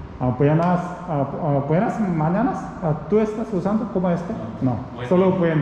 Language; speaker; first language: Spanish; non-native, learner; Korean